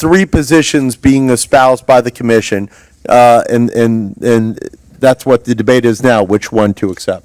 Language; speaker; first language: English; native; English